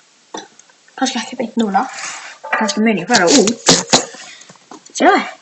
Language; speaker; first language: Icelandic; non-native, learner; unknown